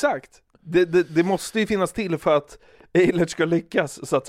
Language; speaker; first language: Swedish; native; Swedish